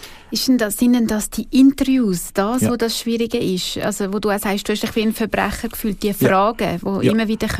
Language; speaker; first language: German; native; German